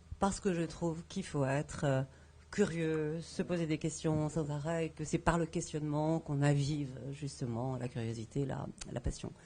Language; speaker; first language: French; native; French